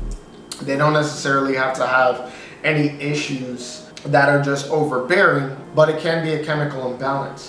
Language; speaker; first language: English; native; English